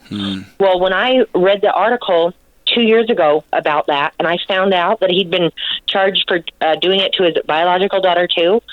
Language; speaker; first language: English; native; English